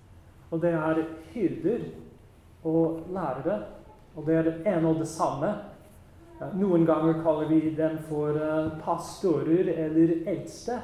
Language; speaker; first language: Norwegian; non-native, fluent; English